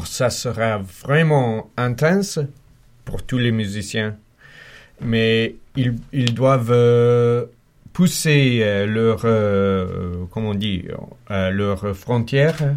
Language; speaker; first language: French; non-native, fluent; English